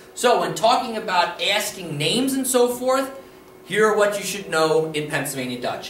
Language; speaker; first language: English; native; English